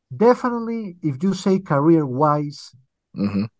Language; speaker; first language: English; early bilingual, other home language; Spanish